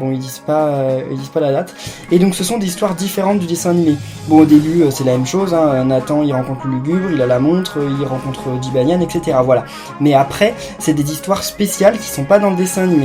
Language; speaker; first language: French; native; French